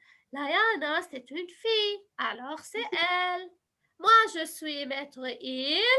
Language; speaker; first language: French; non-native, fluent; Arabic